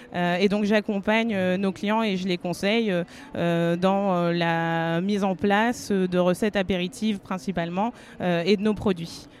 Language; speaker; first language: French; native; French